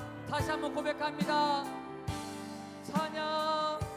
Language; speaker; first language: Korean; native; Korean